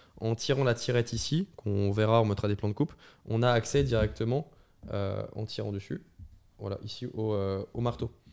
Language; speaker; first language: French; native; French